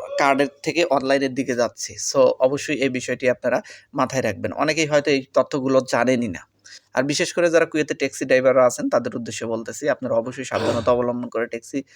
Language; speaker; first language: Bangla; native; Bangla